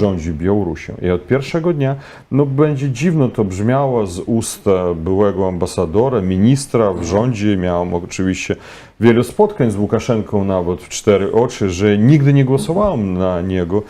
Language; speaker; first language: Polish; non-native, fluent; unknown